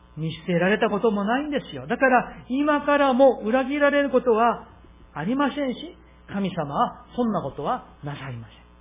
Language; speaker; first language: Japanese; non-native, fluent; Korean